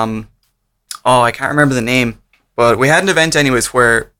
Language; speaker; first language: English; native; English